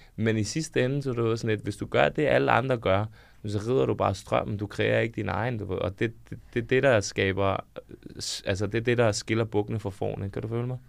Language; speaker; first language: Danish; early bilingual, other home language; Serbian